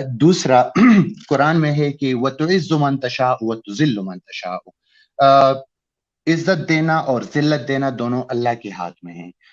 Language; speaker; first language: Urdu; non-native, local second language; Pashto